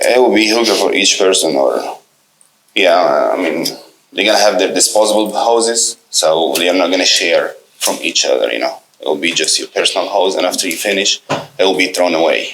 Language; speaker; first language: English; non-native, fluent; Arabic